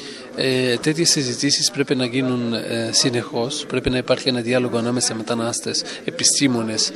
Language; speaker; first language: Greek; non-native, fluent; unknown